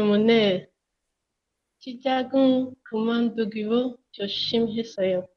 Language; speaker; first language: Korean; non-native, learner; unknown